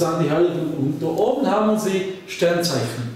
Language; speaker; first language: German; non-native, learner; Slovak